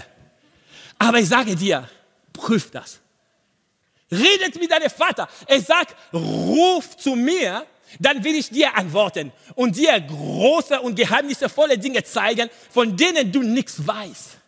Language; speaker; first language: German; non-native, learner; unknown